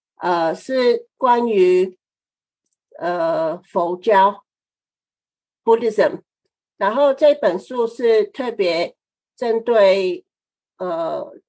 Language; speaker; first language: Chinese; non-native, fluent; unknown